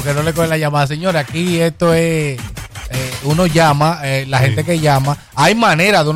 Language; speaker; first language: Spanish; native; Spanish